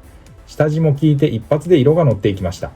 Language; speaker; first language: Japanese; native; Japanese